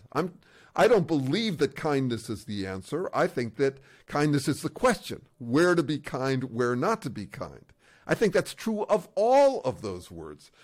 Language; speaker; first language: English; native; English